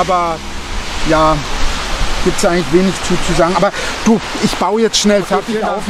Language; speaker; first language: German; native; German